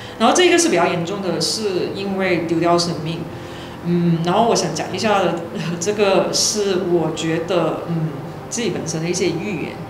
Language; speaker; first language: Chinese; native; Chinese